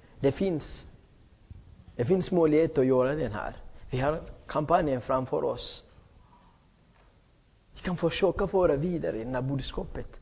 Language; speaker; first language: Swedish; non-native, fluent; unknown